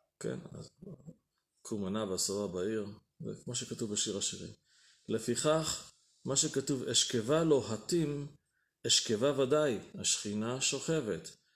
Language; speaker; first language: Hebrew; native; Hebrew